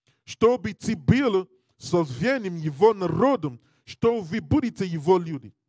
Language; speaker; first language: Russian; non-native, learner; English